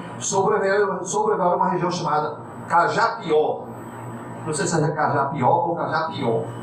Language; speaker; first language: Portuguese; native; Portuguese